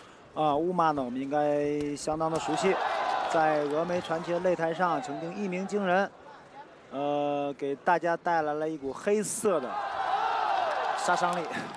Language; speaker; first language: Chinese; native; Chinese